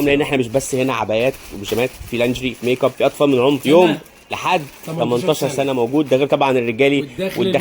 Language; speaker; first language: Arabic; native; Arabic